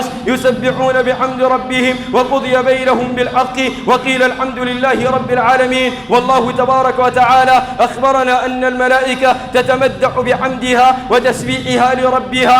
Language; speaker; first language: Arabic; native; Arabic